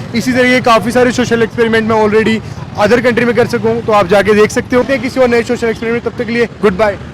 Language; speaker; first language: Hindi; native; Hindi